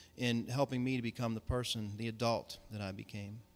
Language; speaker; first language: English; native; English